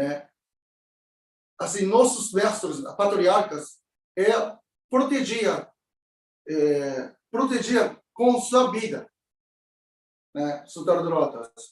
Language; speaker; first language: Portuguese; non-native, learner; Japanese